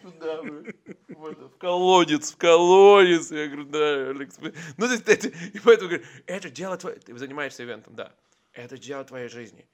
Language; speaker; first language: Russian; native; Russian